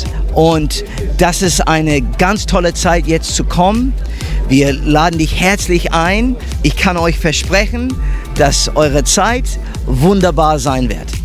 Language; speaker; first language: German; non-native, fluent; English